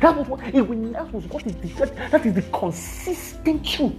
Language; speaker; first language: English; non-native, local second language; Yoruba